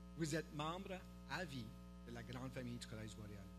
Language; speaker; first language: French; native; French